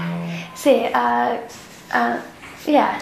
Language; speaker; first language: Spanish; non-native, learner; English